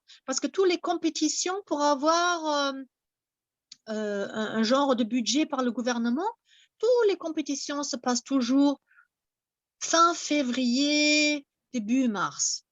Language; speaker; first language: French; non-native, fluent; German